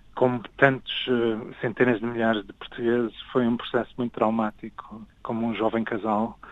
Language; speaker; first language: Portuguese; early bilingual, other home language; English